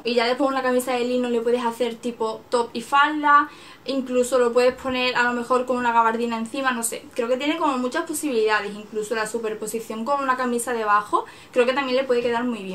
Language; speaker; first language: Spanish; native; Spanish